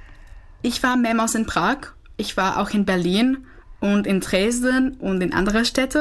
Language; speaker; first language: German; non-native, learner; Czech